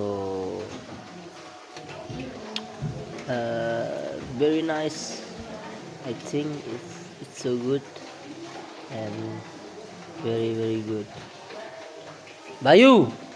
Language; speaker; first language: English; non-native, learner; Indonesian